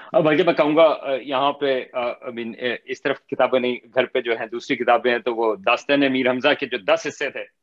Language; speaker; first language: Urdu; native; Urdu